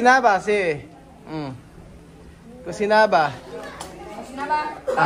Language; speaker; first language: Spanish; non-native, learner; Filipino